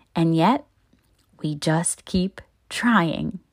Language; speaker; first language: English; native; English